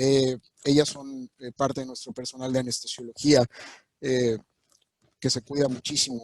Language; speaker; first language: Spanish; native; Spanish